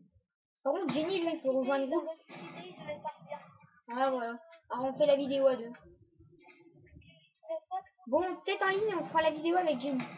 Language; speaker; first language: French; native; French